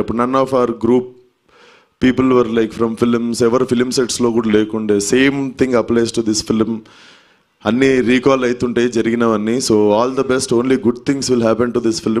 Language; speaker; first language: Telugu; native; Telugu